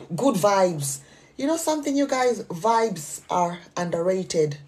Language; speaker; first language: English; non-native, local second language; Nyanja